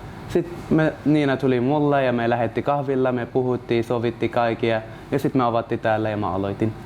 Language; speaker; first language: Finnish; non-native, learner; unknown